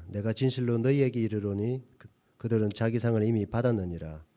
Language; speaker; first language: Korean; native; Korean